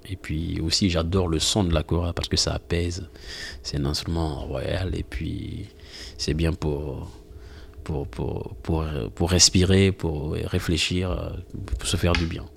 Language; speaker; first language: French; non-native, local second language; Mandingo